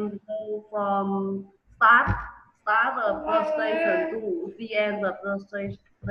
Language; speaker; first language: English; non-native, learner; Vietnamese